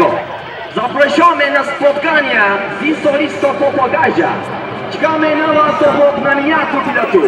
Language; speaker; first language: Polish; non-native, learner; Turkish